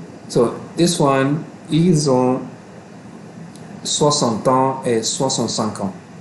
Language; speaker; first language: French; non-native, fluent; Malay